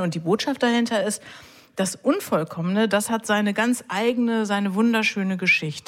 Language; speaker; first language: German; native; German